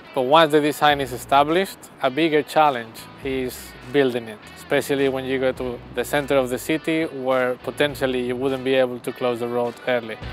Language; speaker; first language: English; non-native, fluent; Spanish